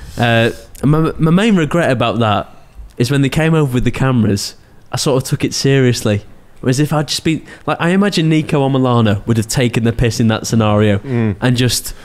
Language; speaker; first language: English; native; English